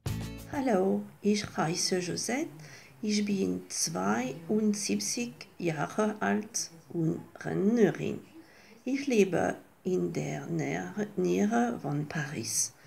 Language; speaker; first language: German; non-native, learner; French